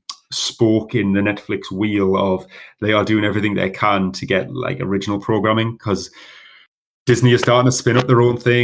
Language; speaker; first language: English; native; English